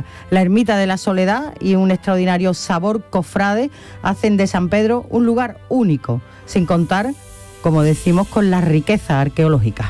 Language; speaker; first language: Spanish; native; Spanish